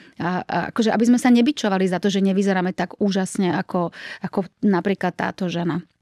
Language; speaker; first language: Slovak; native; Slovak